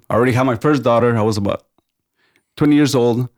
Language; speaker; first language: English; non-native, fluent; Spanish